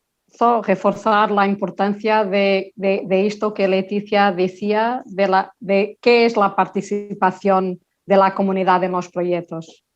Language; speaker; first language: Spanish; non-native, local second language; Portuguese